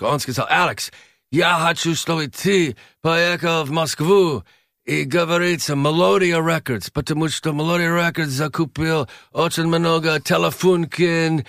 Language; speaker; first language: Russian; non-native, learner; English